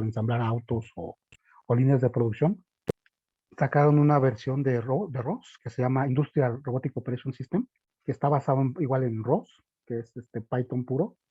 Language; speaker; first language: Spanish; native; Spanish